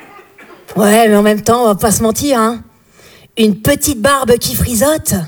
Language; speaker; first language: French; native; French